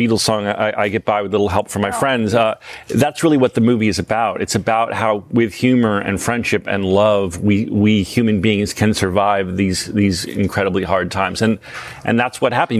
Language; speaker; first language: English; native; English